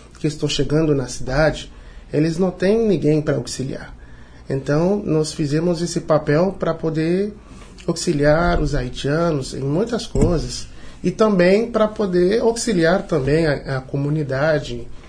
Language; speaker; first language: Portuguese; non-native, learner; Haitian Creole